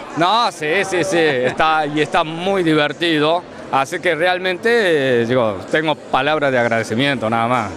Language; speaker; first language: Spanish; non-native, fluent; Korean